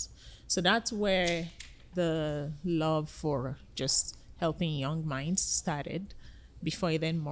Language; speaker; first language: English; non-native, local second language; Yoruba